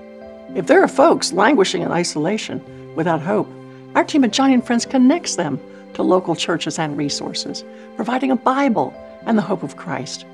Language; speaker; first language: English; native; English